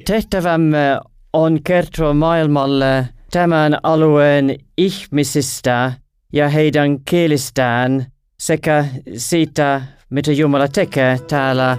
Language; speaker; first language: Finnish; non-native, learner; English